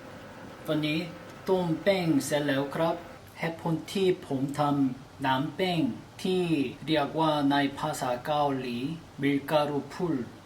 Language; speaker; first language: Thai; non-native, learner; Korean